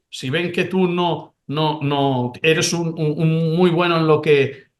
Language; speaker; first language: Spanish; non-native, local second language; Catalan